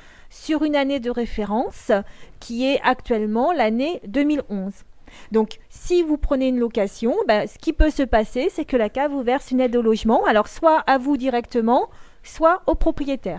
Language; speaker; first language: French; native; French